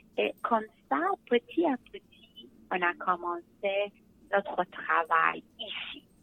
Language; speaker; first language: French; non-native, learner; Persian